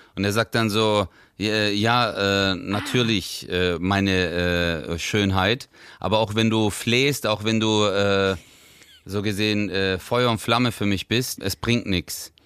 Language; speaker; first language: German; early bilingual, other home language; Turkish